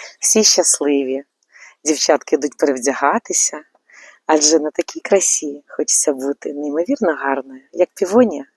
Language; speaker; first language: Ukrainian; native; Ukrainian